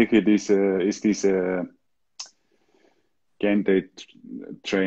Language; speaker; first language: German; non-native, learner; Icelandic